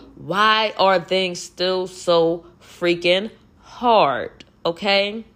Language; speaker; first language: English; native; English